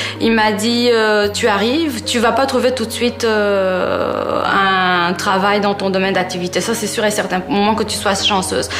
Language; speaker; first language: French; non-native, fluent; Romanian